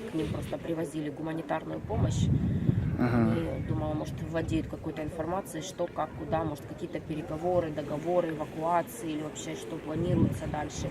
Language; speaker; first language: Russian; native; Russian